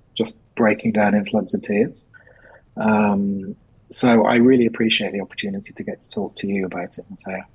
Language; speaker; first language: English; native; English